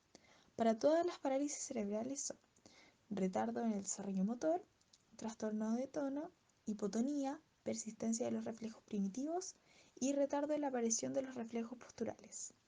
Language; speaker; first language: Spanish; native; Spanish